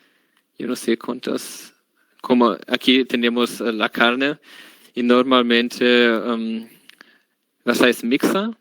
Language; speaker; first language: Spanish; non-native, learner; German